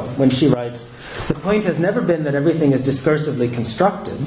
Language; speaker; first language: English; native; English